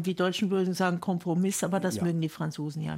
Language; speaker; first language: German; native; German